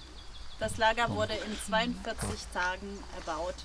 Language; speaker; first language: German; native; German